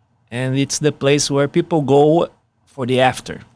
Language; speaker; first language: English; non-native, fluent; Portuguese